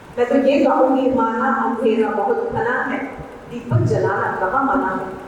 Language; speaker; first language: Hindi; non-native, local second language; Punjabi